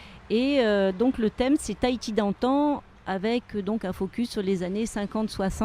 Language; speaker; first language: French; native; French